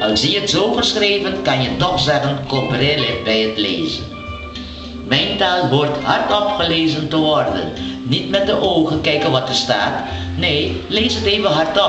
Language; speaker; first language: Dutch; non-native, local second language; Papiamento